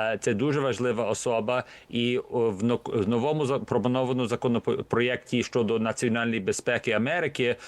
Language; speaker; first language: Ukrainian; early bilingual, heritage; Ukrainian